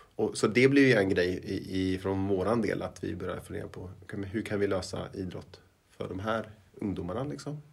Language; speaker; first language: Swedish; native; Swedish